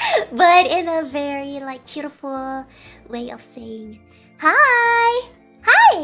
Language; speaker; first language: English; non-native, fluent; Indonesian